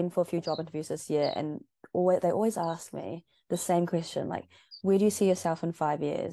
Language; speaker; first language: English; native; English